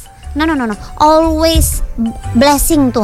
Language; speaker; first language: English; non-native, learner; Indonesian